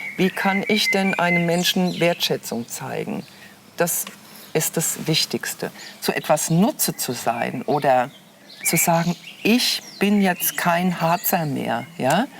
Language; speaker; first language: German; native; German